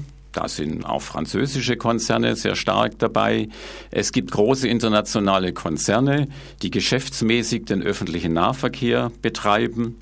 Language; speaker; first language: German; native; German